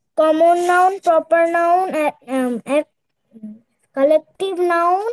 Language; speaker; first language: English; non-native, learner; Bangla